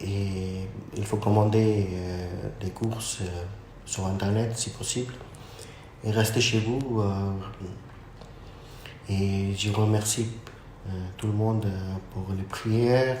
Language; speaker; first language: French; non-native, fluent; Urdu